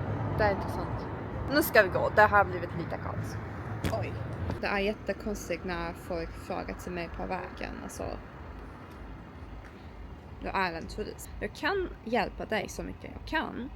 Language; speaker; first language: Swedish; non-native, learner; Turkish